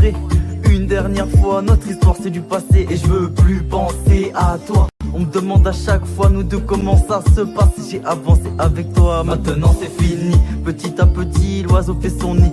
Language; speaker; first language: French; native; French